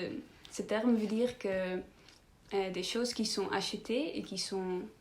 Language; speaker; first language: French; non-native, learner; Dutch